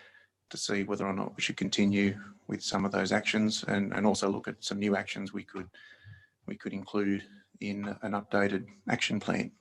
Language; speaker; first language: English; native; English